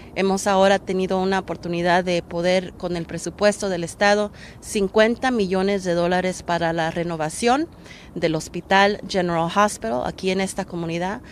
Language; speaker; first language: Spanish; early bilingual, heritage; Spanish